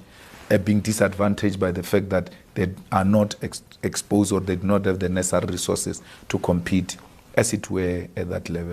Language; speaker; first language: English; non-native, local second language; Northern Sotho